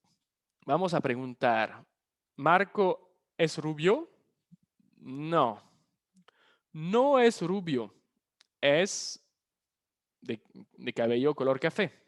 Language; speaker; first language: Spanish; non-native, fluent; French